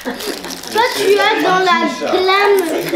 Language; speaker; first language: French; native; French